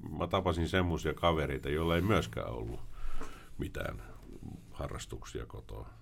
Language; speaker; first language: Finnish; early bilingual, heritage; Finnish